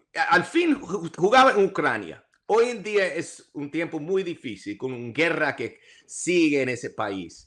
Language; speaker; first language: Spanish; early bilingual, heritage; English